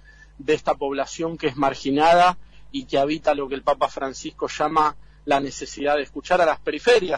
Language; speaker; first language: Spanish; native; Spanish